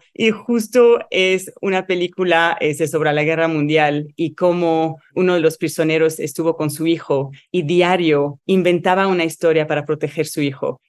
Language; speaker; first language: Spanish; non-native, fluent; Arabic